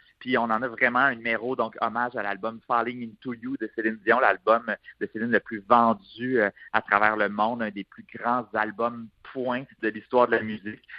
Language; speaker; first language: French; native; French